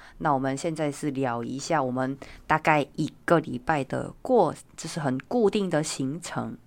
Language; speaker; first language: Chinese; non-native, fluent; Korean